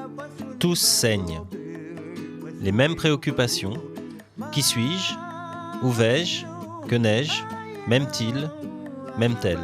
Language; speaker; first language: French; native; French